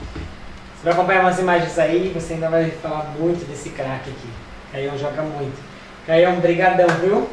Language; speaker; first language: Portuguese; native; Portuguese